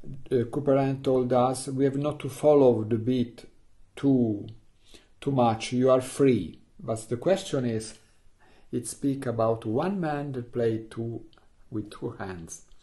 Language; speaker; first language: English; non-native, learner; Italian